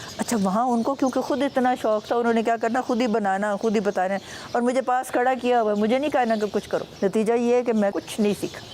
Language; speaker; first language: Urdu; non-native, local second language; Punjabi